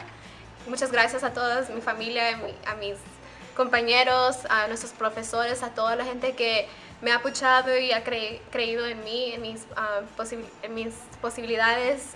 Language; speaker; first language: Spanish; early bilingual, heritage; Spanish